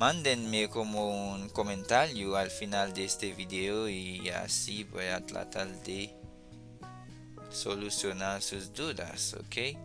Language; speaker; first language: Spanish; non-native, fluent; Haitian Creole